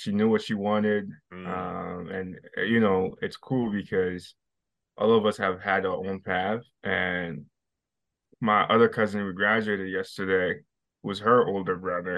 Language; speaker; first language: English; non-native, fluent; Haitian Creole